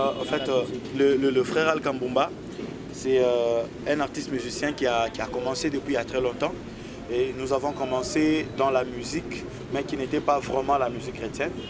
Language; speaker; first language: French; non-native, local second language; Swahili